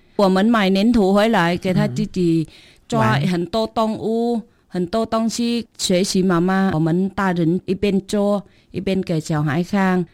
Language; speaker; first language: Chinese; non-native, fluent; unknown